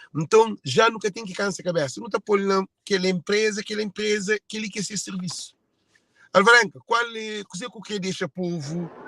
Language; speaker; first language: Portuguese; non-native, local second language; Kabuverdianu